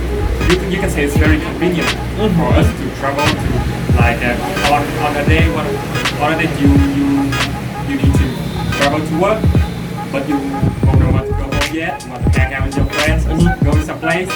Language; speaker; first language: English; non-native, fluent; Vietnamese